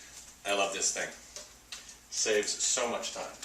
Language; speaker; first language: English; native; English